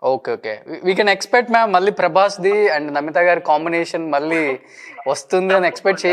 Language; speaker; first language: Telugu; native; Telugu